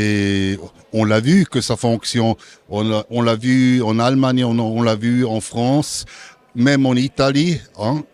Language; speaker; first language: French; non-native, local second language; German